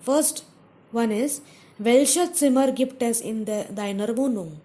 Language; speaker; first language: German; non-native, fluent; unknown